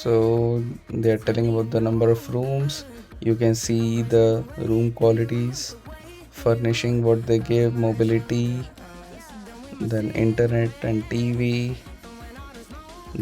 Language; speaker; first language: English; non-native, local second language; Hindi